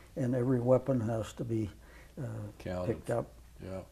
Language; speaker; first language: English; native; English